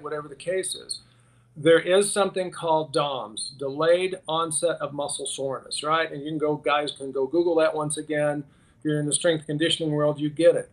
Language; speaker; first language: English; native; English